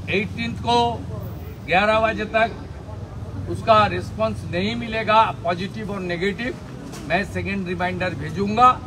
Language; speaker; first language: Hindi; non-native, local second language; Bangla